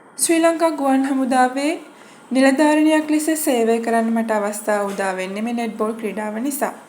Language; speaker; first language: Sinhala; native; Sinhala